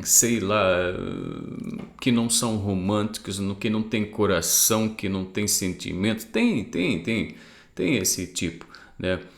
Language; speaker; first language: Portuguese; non-native, fluent; Arabic